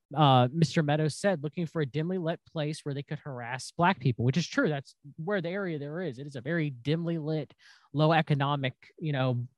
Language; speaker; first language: English; native; English